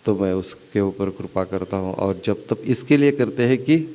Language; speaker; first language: Hindi; non-native, local second language; Marathi